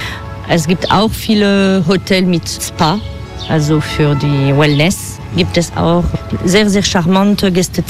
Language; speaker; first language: German; non-native, fluent; French